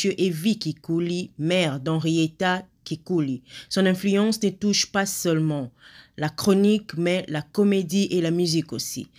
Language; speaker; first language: French; non-native, local second language; Lingala